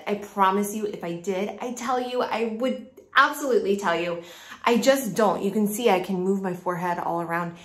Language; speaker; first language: English; native; English